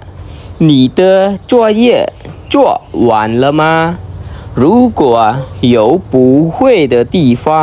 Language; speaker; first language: Chinese; non-native, fluent; Khmer